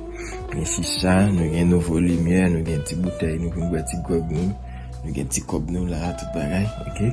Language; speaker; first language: French; non-native, learner; Haitian Creole